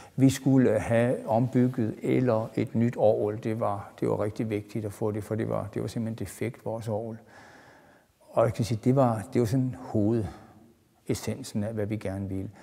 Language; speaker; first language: Danish; native; Danish